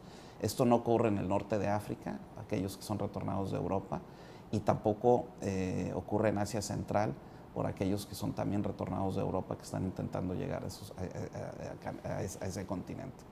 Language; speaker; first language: Spanish; native; Spanish